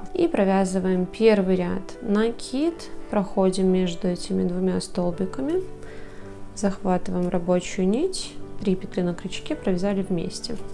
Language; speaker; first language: Russian; native; Russian